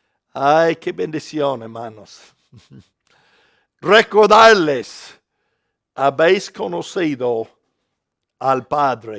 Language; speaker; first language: Spanish; non-native, fluent; English